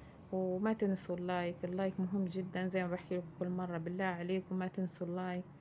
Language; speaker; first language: Arabic; native; Arabic